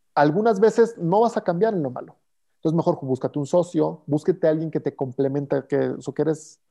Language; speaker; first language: Spanish; native; Spanish